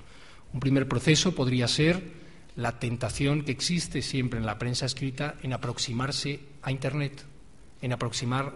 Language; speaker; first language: Spanish; native; Spanish